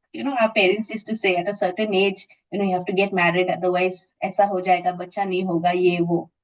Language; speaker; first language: English; non-native, local second language; Assamese